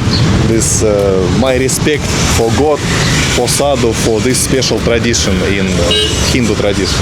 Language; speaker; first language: English; non-native, learner; Russian